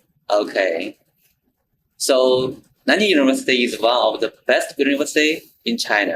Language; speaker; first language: English; non-native, learner; Chinese